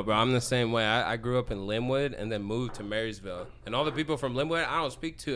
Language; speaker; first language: English; native; English